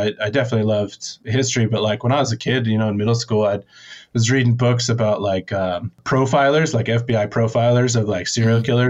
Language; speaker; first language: English; native; English